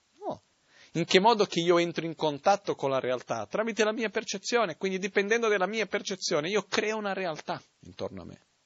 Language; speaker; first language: Italian; non-native, fluent; Portuguese